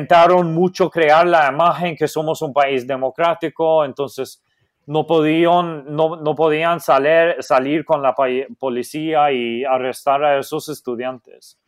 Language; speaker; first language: Spanish; non-native, fluent; Maltese